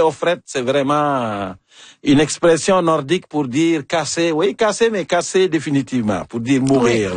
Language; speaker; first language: French; native; French